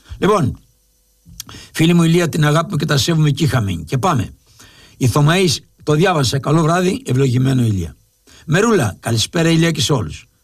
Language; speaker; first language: Greek; native; Greek